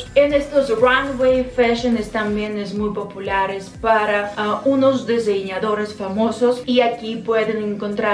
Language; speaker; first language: Spanish; non-native, fluent; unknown